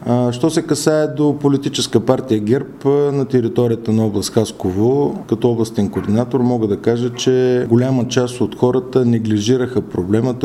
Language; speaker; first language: Bulgarian; native; Bulgarian